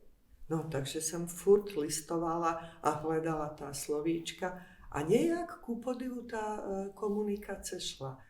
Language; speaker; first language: Czech; non-native, fluent; Bosnian